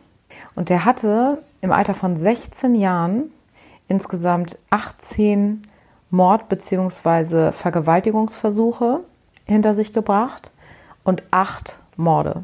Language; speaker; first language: German; native; German